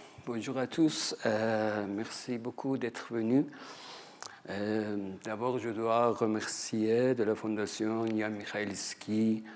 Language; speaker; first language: French; non-native, fluent; Persian